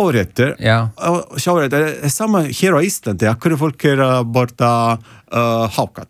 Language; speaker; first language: Icelandic; non-native, learner; Italian